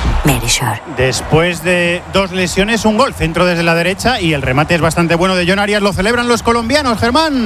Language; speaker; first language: Spanish; native; Spanish